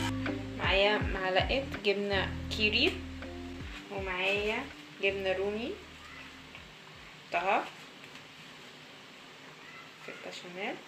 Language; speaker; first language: Arabic; native; Arabic